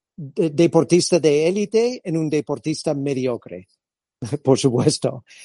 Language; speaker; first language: Spanish; non-native, fluent; English